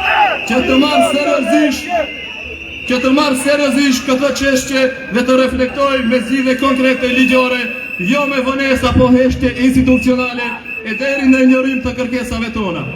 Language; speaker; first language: Albanian; native; Albanian